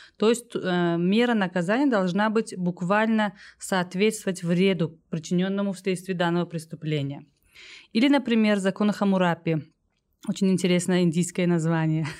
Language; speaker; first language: Russian; non-native, local second language; Tajik